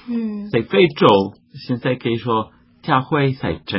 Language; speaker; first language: Chinese; non-native, fluent; Spanish